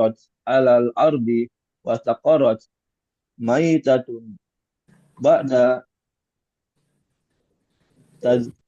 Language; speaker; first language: Arabic; non-native, learner; Indonesian